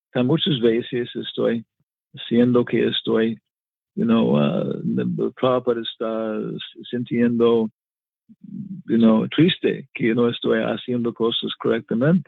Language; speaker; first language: Spanish; non-native, learner; English